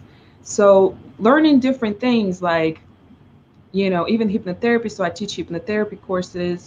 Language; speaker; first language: English; non-native, fluent; Russian